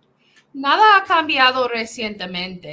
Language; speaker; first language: Spanish; non-native, fluent; English